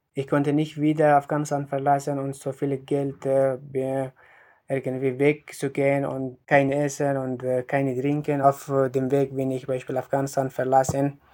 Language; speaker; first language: German; non-native, learner; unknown